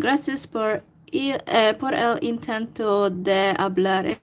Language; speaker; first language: Spanish; non-native, learner; Hungarian